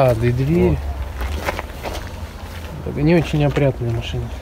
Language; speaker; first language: Russian; native; Russian